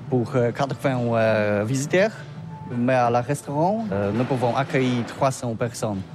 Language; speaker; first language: French; non-native, learner; Polish